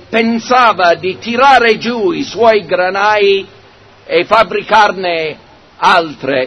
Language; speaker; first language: Italian; non-native, fluent; English